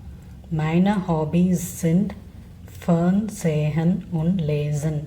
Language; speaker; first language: German; non-native, learner; Tamil